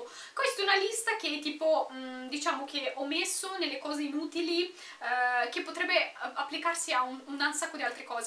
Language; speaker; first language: Italian; native; Italian